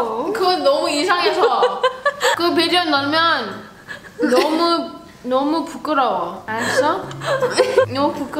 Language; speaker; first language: Korean; early bilingual, heritage; English